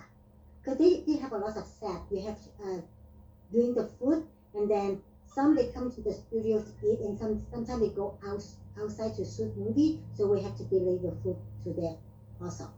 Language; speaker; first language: English; non-native, learner; Vietnamese